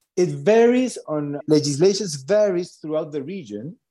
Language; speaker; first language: English; non-native, fluent; Spanish